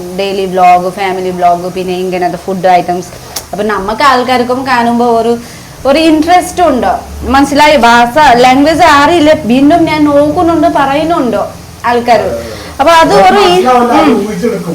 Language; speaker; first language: Malayalam; non-native, fluent; Nepali